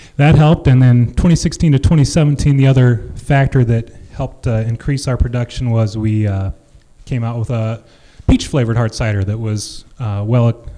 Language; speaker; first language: English; native; English